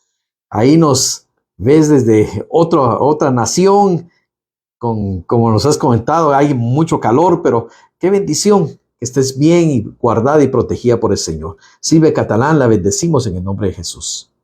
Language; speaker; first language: Spanish; native; Spanish